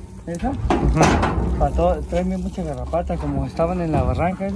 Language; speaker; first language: Spanish; native; Spanish